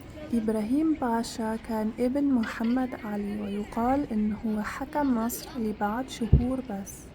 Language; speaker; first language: Arabic; non-native, fluent; German